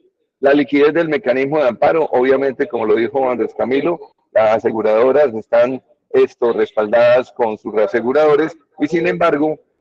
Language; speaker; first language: Spanish; native; Spanish